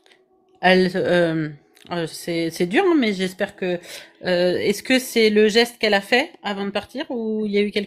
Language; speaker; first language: French; native; French